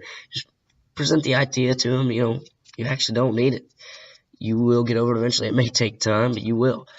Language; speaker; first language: English; native; English